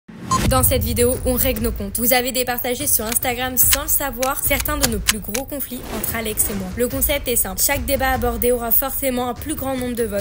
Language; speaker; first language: French; native; French